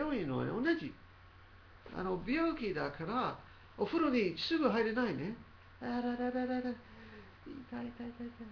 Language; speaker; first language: Japanese; non-native, learner; English